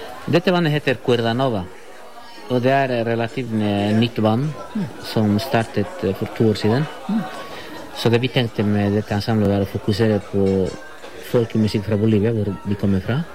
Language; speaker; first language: Norwegian; non-native, fluent; Spanish